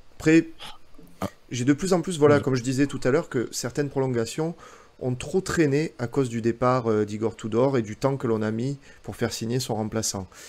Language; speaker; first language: French; native; French